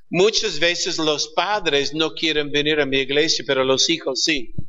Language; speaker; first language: Spanish; non-native, fluent; English